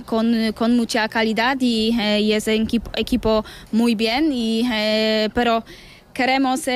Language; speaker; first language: Spanish; non-native, learner; Polish